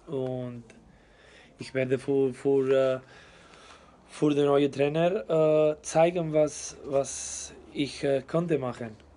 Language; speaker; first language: German; non-native, learner; Spanish